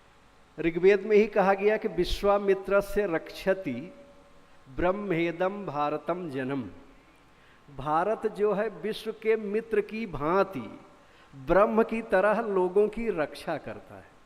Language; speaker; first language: Hindi; native; Hindi